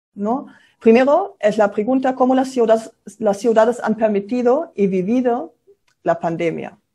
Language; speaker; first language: Spanish; non-native, fluent; German